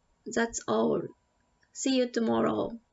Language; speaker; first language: English; non-native, learner; Japanese